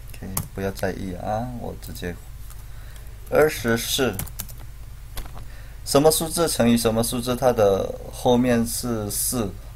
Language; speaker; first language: Chinese; non-native, fluent; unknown